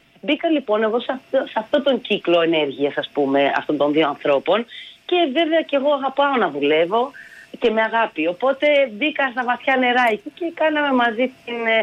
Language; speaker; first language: Greek; early bilingual, other home language; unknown